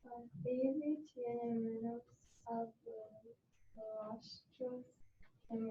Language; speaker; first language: Spanish; non-native, learner; English